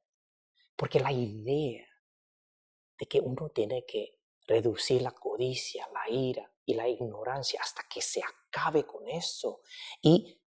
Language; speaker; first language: Spanish; non-native, fluent; Chinese